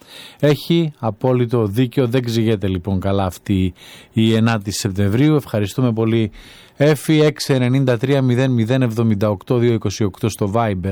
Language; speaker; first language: Greek; native; Greek